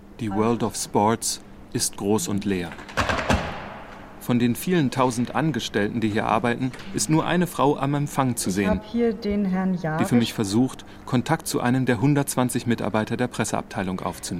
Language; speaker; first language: German; native; German